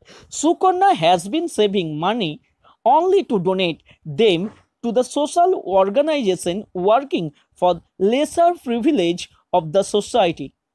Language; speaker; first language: English; non-native, local second language; Bangla